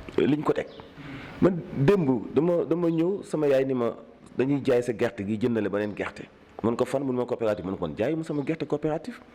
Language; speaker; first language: Wolof; native; Wolof